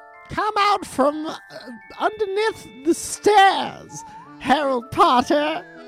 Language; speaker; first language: English; native; English